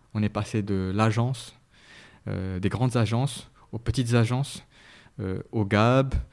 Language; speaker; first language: French; non-native, local second language; Arabic